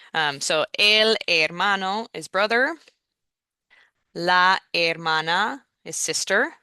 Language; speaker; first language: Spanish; non-native, fluent; English